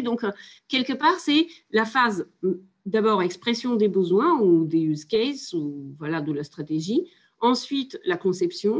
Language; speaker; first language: French; native; French